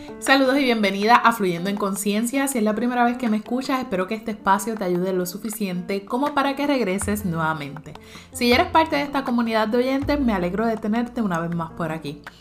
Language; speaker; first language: Spanish; native; Spanish